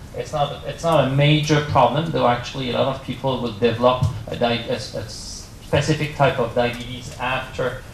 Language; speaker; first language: English; non-native, fluent; French